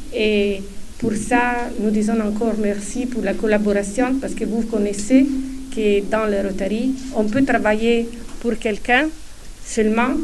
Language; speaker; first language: French; non-native, fluent; Italian